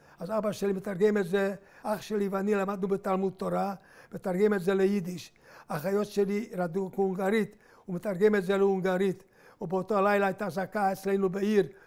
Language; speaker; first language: Hebrew; non-native, fluent; Hungarian